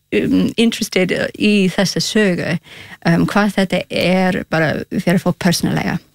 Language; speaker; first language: Icelandic; non-native, learner; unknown